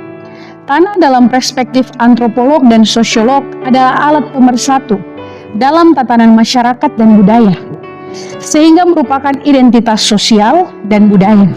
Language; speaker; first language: Indonesian; native; Indonesian